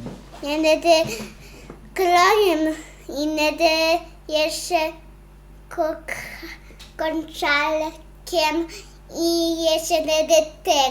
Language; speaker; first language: Polish; early bilingual, other home language; Russian